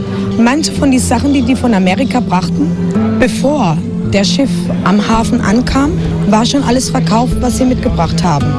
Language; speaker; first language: German; non-native, fluent; Spanish